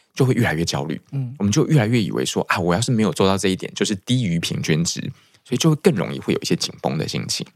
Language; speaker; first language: Chinese; native; Chinese